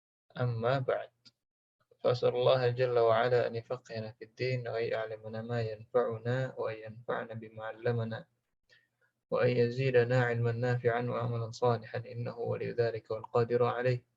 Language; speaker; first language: Arabic; non-native, fluent; Indonesian